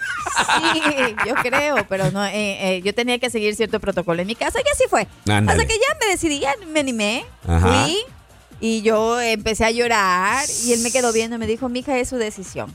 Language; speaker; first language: Spanish; native; Spanish